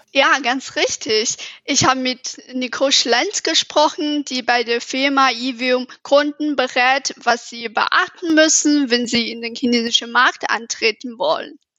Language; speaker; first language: German; non-native, fluent; Chinese